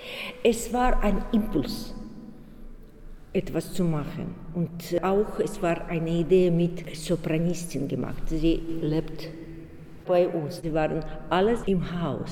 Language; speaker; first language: German; non-native, learner; Ukrainian